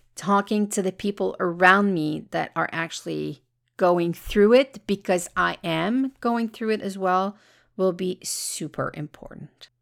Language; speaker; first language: English; native; English